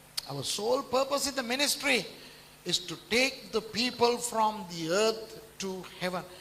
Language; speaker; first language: English; non-native, local second language; Tamil